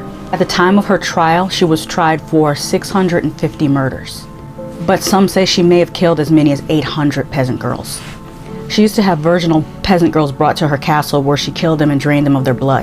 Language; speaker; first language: English; native; English